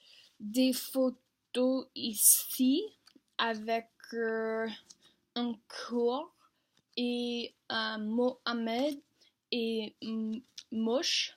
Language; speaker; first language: French; non-native, learner; English